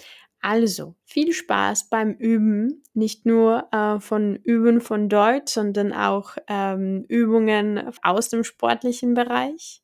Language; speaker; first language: German; non-native, fluent; Czech